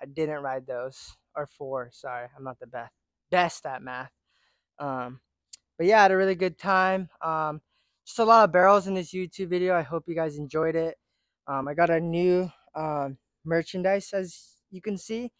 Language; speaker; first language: English; early bilingual, other home language; Japanese